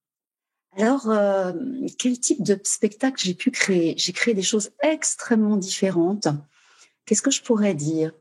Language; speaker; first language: French; native; French